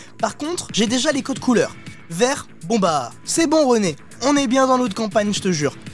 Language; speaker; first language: French; native; French